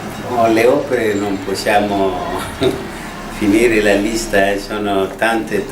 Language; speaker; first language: Italian; non-native, fluent; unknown